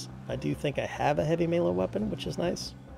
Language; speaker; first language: English; native; English